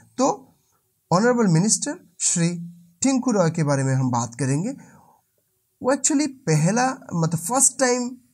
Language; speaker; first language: Hindi; non-native, local second language; Bangla